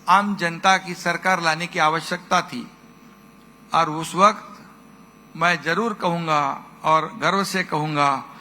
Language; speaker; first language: Hindi; non-native, local second language; Marathi